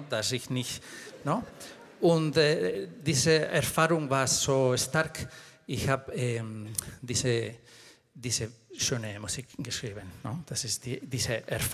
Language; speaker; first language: German; non-native, fluent; Spanish